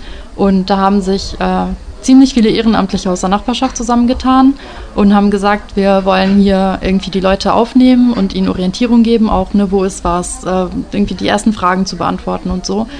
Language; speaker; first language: German; native; German